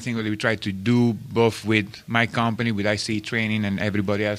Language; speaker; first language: English; non-native, fluent; Italian